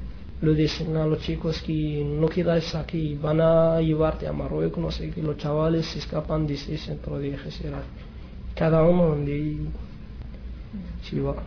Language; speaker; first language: Spanish; non-native, learner; Arabic